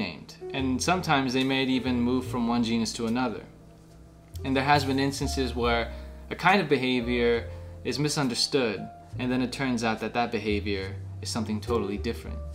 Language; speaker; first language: English; native; English